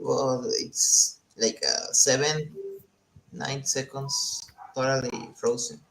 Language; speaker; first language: English; non-native, learner; Spanish